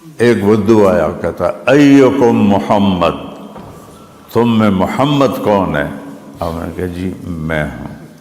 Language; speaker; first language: Urdu; non-native, local second language; Punjabi